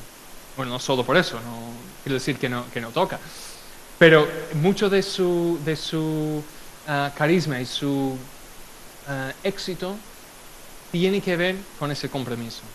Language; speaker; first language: Spanish; non-native, fluent; English